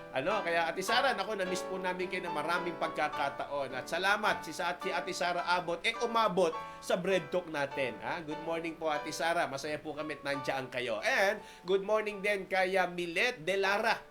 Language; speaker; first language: Filipino; native; Filipino